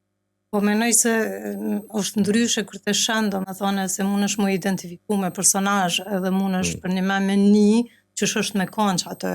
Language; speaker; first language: Albanian; native; Albanian